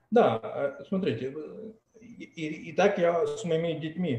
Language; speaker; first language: Russian; early bilingual, heritage; Russian